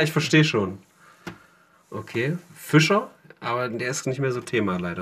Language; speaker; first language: German; native; German